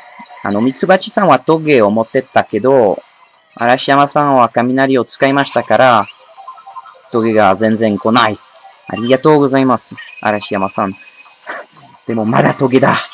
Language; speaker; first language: Japanese; non-native, learner; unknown